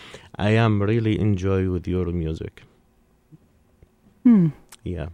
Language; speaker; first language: English; non-native, learner; Arabic